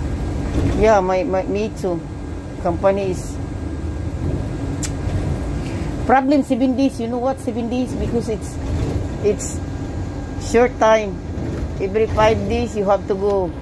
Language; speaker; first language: English; non-native, learner; Cebuano